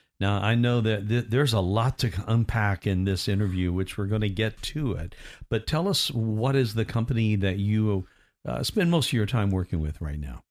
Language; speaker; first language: English; native; English